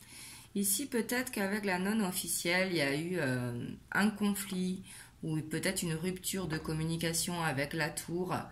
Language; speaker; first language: French; native; French